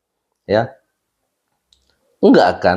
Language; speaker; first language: Indonesian; native; Indonesian